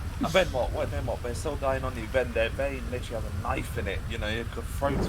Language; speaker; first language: English; native; English